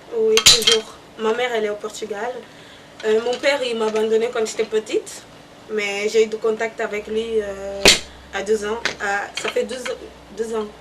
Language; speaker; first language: French; non-native, learner; Portuguese